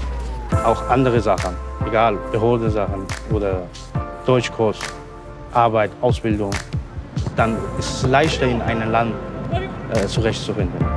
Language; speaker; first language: German; non-native, learner; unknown